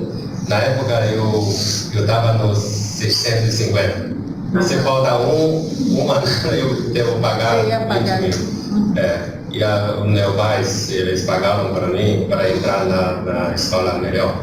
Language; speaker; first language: Portuguese; non-native, learner; Chinese